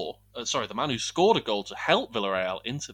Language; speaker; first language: English; native; English